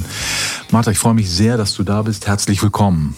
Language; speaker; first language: German; native; German